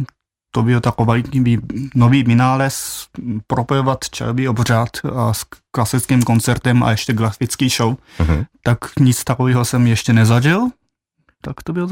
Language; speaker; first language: Czech; non-native, fluent; Japanese